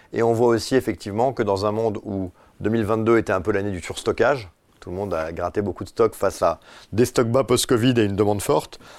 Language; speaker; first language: French; native; French